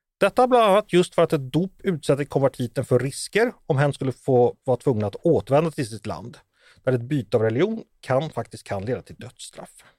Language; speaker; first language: Swedish; native; Swedish